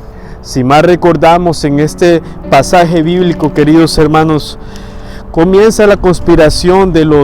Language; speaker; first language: Spanish; native; Spanish